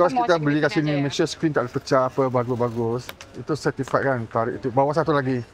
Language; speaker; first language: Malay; non-native, local second language; Chinese